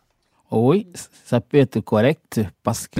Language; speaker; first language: French; non-native, local second language; Bambara